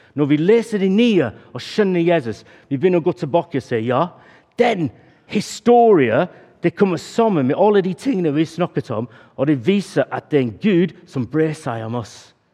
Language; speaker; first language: Norwegian; non-native, fluent; English